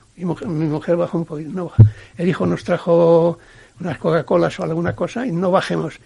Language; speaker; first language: Spanish; native; Spanish